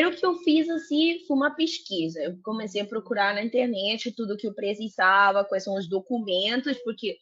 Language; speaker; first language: Portuguese; non-native, fluent; Spanish